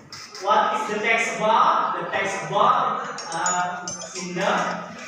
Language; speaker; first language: English; non-native, learner; Indonesian